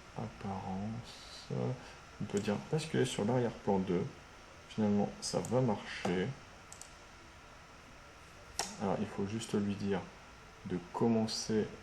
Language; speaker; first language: French; native; French